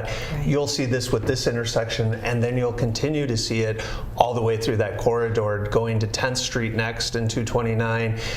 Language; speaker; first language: English; native; English